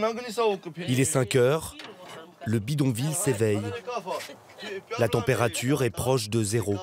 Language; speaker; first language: French; native; French